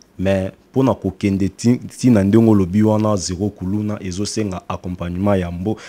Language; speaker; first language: Lingala; native; Lingala